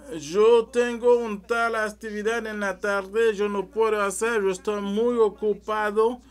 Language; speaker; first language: Spanish; non-native, learner; French